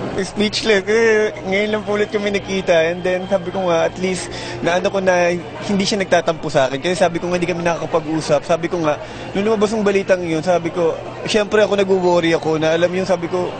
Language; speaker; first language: Filipino; native; Filipino